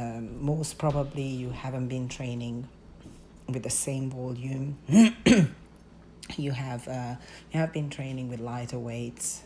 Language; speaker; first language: English; non-native, fluent; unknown